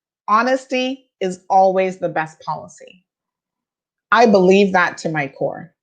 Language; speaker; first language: English; native; English